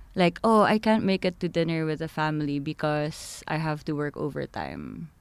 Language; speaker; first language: English; non-native, local second language; Filipino